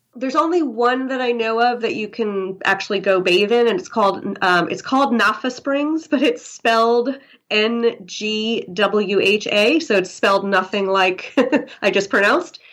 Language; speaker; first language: English; native; English